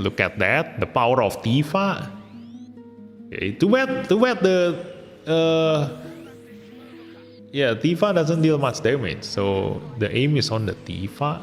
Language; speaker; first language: English; non-native, fluent; Indonesian